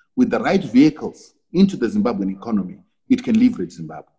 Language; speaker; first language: English; non-native, local second language; Shona